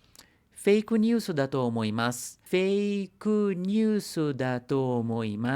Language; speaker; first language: Japanese; non-native, fluent; Portuguese